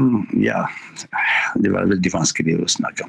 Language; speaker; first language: Norwegian; non-native, fluent; Arabic